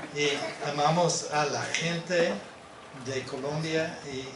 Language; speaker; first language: Spanish; non-native, learner; English